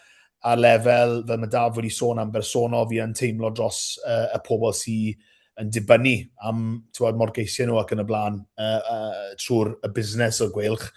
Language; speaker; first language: Welsh; native; Welsh